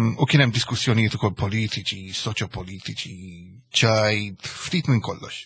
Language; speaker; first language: Maltese; early bilingual, heritage; Maltese